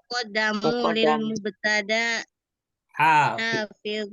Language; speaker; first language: Arabic; non-native, learner; Indonesian